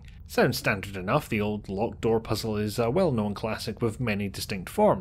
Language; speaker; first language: English; native; English